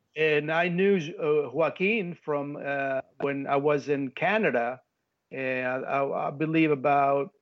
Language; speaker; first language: English; early bilingual, heritage; Spanish